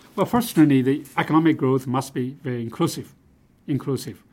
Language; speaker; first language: English; non-native, fluent; Chinese